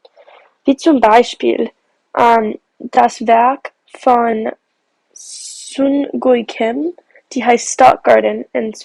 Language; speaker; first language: German; non-native, learner; English